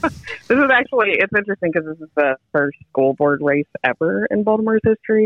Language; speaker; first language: English; native; English